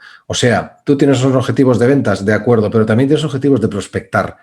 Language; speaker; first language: Spanish; native; Spanish